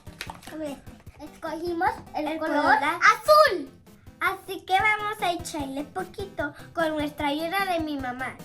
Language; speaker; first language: Spanish; native; Spanish